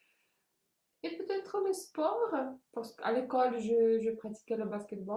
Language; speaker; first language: French; non-native, fluent; Russian